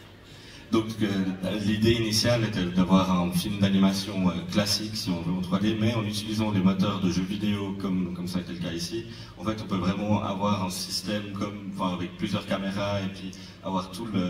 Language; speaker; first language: French; native; French